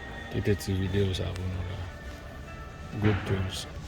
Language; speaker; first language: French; non-native, learner; Haitian Creole